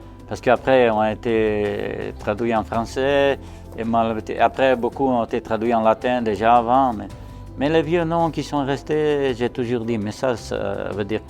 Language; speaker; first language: French; non-native, local second language; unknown